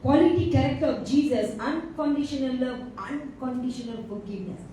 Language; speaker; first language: English; non-native, local second language; Tamil